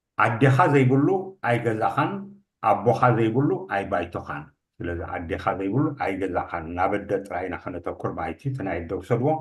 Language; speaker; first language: Tigrinya; native; Tigrinya